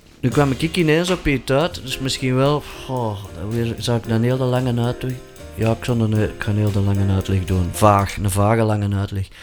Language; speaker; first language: Dutch; native; Dutch